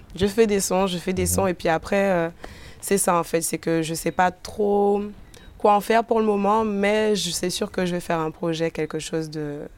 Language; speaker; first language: French; native; French